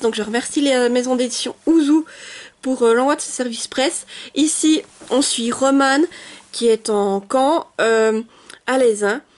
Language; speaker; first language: French; native; French